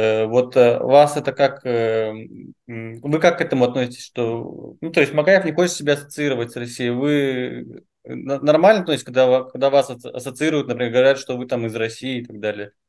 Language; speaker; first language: Russian; native; Russian